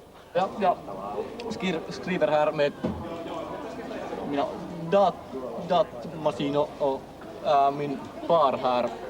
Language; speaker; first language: Swedish; non-native, local second language; Finnish